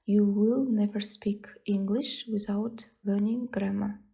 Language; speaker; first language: English; non-native, fluent; Kazakh